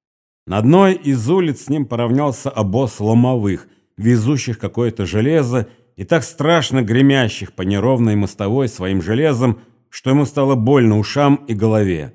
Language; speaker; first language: Russian; native; Russian